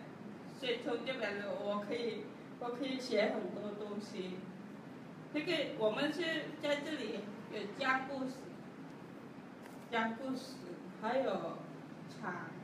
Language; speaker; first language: Chinese; non-native, learner; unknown